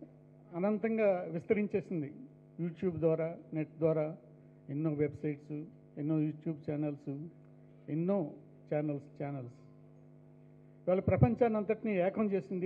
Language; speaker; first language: Telugu; native; Telugu